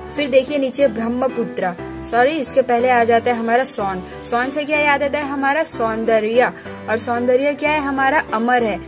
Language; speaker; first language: Hindi; native; Hindi